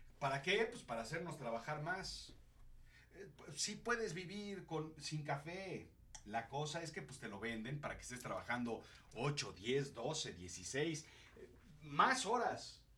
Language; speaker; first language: Spanish; native; Spanish